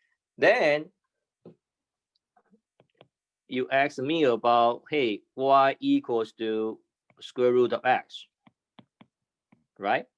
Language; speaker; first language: English; non-native, fluent; Chinese